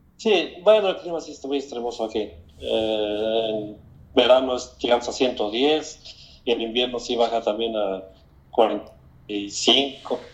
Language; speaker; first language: Spanish; native; Spanish